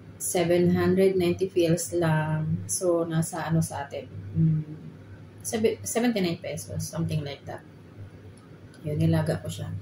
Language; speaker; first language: Filipino; non-native, local second language; Bikol